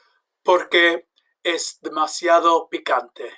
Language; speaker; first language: Spanish; non-native, fluent; English